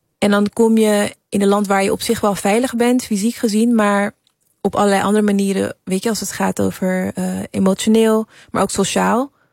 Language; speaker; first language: Dutch; early bilingual, other home language; English